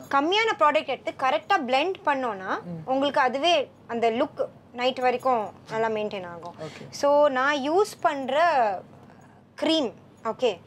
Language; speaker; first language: Tamil; non-native, local second language; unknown